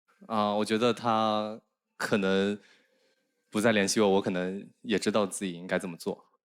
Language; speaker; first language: Chinese; native; Chinese